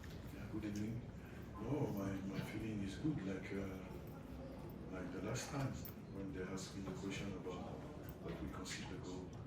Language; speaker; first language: English; non-native, fluent; French